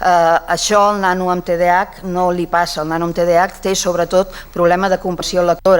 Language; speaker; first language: Catalan; native; Catalan